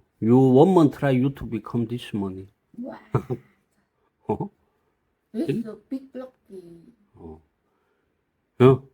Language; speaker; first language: English; non-native, learner; Korean